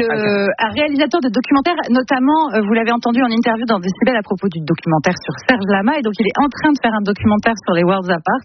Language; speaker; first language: French; native; French